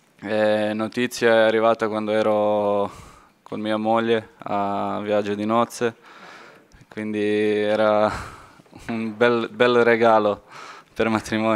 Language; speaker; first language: Italian; non-native, fluent; Serbian